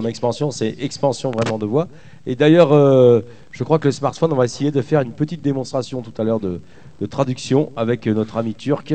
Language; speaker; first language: French; native; French